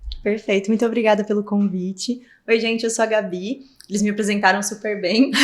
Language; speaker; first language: Portuguese; native; Portuguese